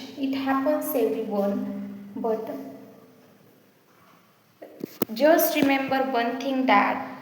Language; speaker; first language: English; non-native, learner; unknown